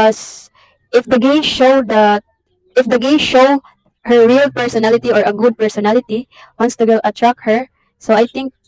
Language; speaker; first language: English; non-native, learner; Cebuano